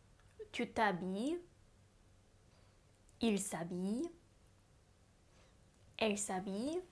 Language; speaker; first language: French; non-native, fluent; Japanese